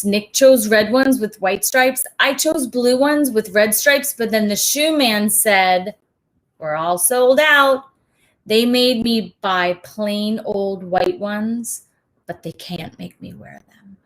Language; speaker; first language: English; native; English